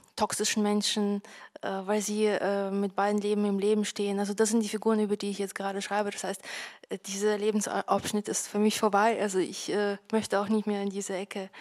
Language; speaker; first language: German; non-native, fluent; Ukrainian